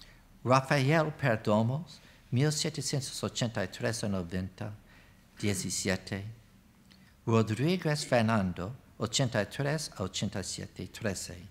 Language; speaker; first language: Spanish; non-native, fluent; English